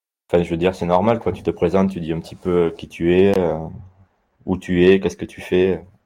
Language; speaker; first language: French; native; French